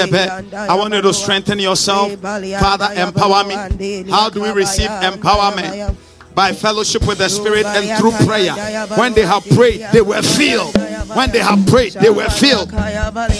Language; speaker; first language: English; non-native, local second language; Akan